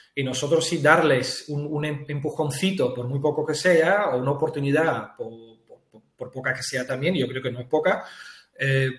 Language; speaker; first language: Spanish; non-native, fluent; Dutch